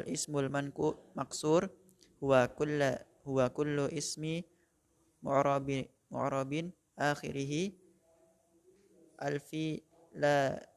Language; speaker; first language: Arabic; non-native, learner; Indonesian